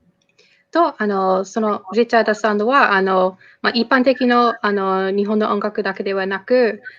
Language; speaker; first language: Japanese; non-native, fluent; English